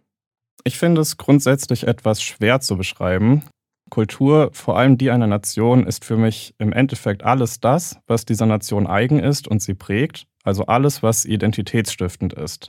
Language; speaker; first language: German; native; German